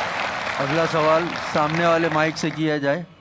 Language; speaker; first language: Hindi; native; Hindi